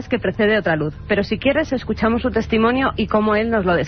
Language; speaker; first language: Spanish; native; Spanish